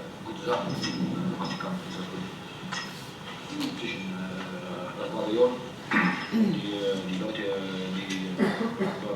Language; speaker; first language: German; non-native, learner; Dutch